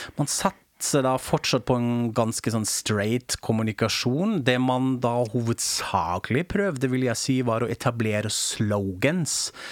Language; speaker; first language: Norwegian; non-native, fluent; German